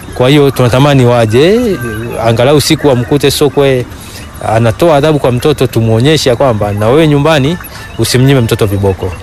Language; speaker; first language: Swahili; native; Swahili